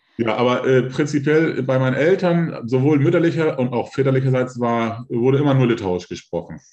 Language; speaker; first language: German; early bilingual, other home language; Lithuanian